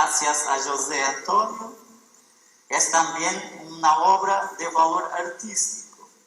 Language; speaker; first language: Portuguese; non-native, fluent; Spanish